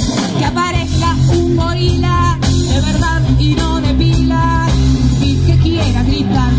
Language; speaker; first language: Spanish; native; Spanish